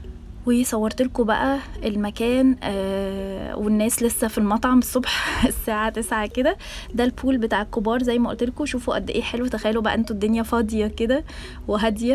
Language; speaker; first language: Arabic; native; Arabic